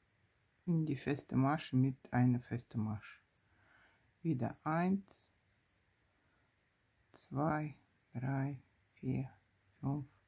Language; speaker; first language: German; non-native, fluent; Russian